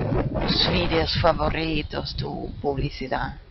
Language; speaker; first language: Spanish; non-native, learner; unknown